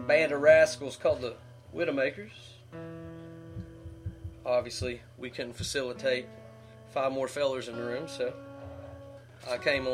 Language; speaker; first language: English; native; English